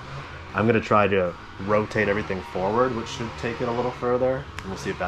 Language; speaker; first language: English; native; English